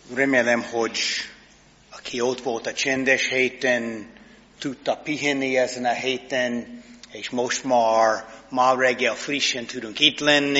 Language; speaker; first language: Hungarian; non-native, fluent; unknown